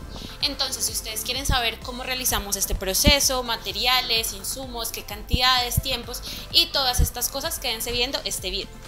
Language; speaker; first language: Spanish; native; Spanish